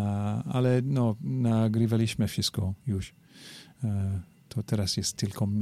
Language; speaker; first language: Polish; non-native, learner; English